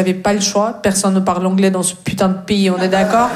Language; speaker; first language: French; non-native, fluent; Russian